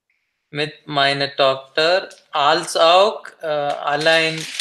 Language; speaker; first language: German; non-native, learner; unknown